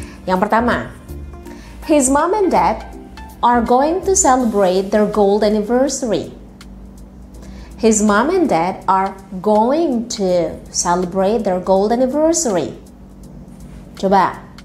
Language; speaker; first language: English; non-native, fluent; Indonesian